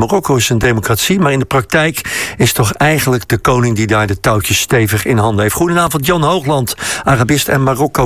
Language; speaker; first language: Dutch; native; Dutch